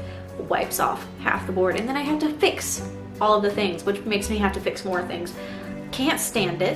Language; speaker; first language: English; native; English